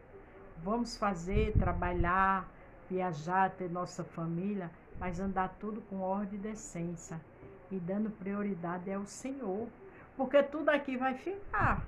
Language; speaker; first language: Portuguese; native; Portuguese